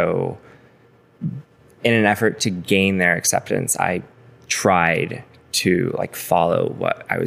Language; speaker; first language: English; native; English